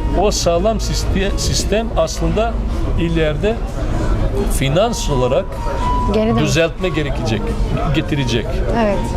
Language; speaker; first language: Turkish; non-native, fluent; Serbian